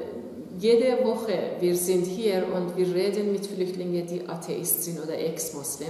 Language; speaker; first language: German; non-native, fluent; Persian